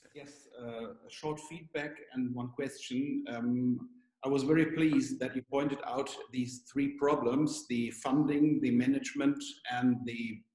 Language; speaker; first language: English; non-native, fluent; Italian